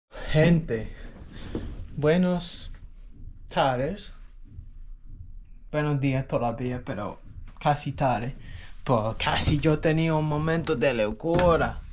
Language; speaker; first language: Spanish; non-native, learner; English